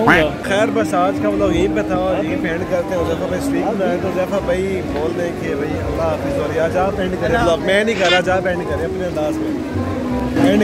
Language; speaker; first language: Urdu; non-native, local second language; Punjabi